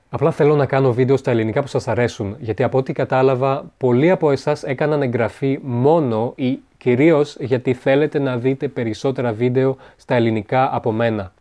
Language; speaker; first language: Greek; non-native, fluent; French